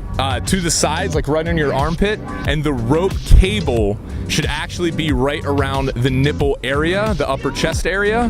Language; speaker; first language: English; native; English